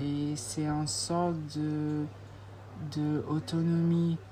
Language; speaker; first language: French; non-native, fluent; English